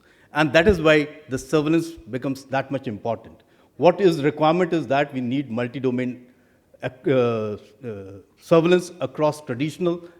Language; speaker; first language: English; non-native, local second language; Hindi